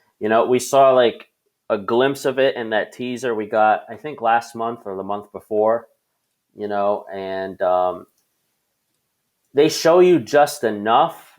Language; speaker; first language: English; native; English